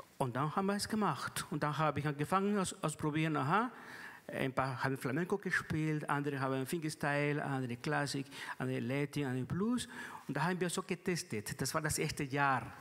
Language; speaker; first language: German; non-native, fluent; Spanish